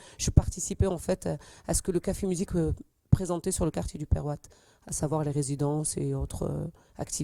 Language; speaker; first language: French; native; French